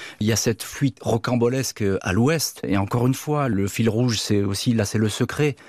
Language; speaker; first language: French; native; French